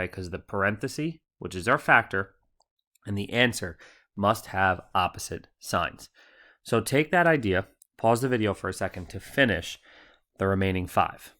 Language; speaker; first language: English; native; English